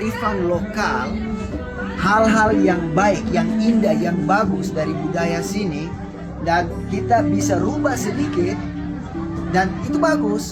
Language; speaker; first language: Indonesian; non-native, local second language; English